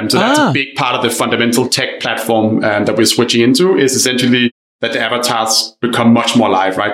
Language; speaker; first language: English; non-native, fluent; Danish